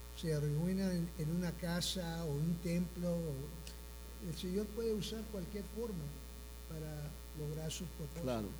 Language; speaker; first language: Spanish; early bilingual, heritage; Spanish